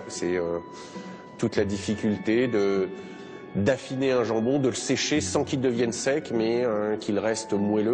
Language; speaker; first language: French; native; French